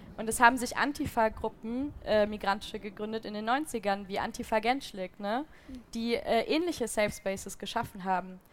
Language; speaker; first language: German; native; German